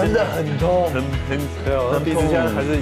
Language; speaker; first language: Chinese; native; Chinese